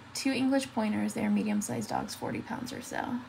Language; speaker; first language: English; native; English